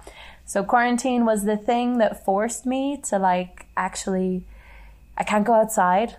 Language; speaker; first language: English; native; English